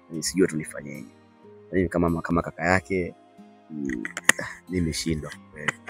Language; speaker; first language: Swahili; native; Swahili